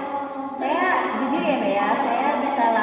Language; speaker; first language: Indonesian; native; Indonesian